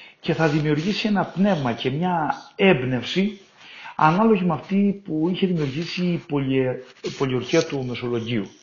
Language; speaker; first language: Greek; native; Greek